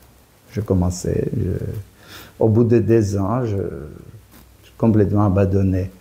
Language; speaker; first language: French; non-native, fluent; Greek